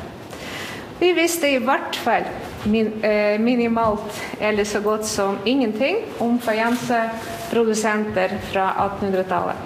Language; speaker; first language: Norwegian; non-native, fluent; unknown